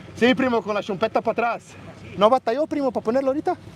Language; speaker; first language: Spanish; early bilingual, heritage; Spanish